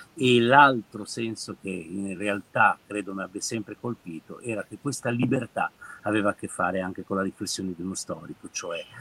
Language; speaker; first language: Italian; native; Italian